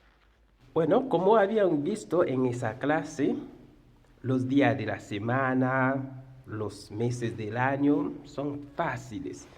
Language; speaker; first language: Spanish; non-native, fluent; Haitian Creole